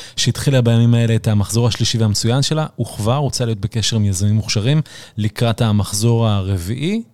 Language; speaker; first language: Hebrew; early bilingual, other home language; Arabic